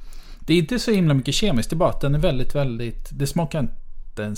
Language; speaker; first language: Swedish; native; Swedish